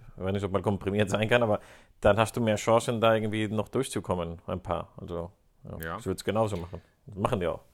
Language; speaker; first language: German; non-native, fluent; Spanish